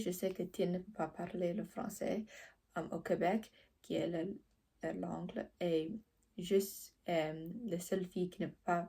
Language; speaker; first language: French; non-native, learner; English